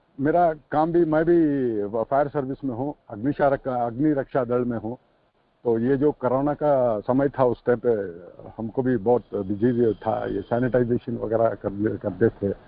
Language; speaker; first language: Hindi; non-native, local second language; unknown